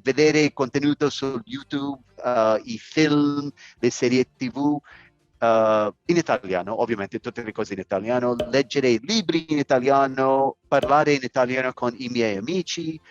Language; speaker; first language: Italian; non-native, learner; English